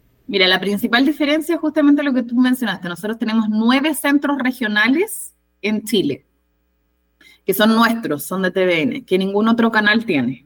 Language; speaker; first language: Spanish; native; Spanish